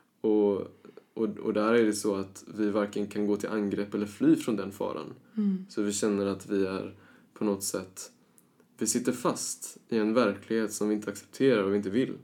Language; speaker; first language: Swedish; early bilingual, other home language; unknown